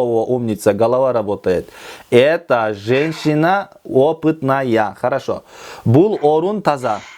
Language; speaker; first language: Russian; non-native, local second language; Kyrgyz